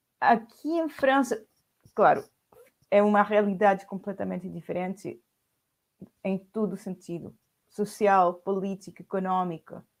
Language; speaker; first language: Portuguese; non-native, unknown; Spanish